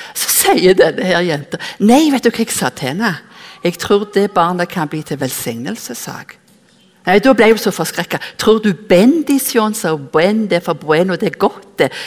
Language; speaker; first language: Norwegian; native; Norwegian